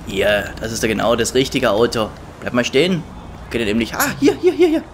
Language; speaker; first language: German; native; German